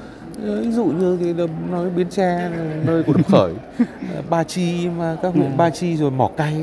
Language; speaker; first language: Vietnamese; native; Vietnamese